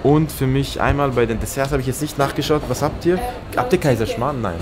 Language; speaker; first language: German; early bilingual, other home language; Persian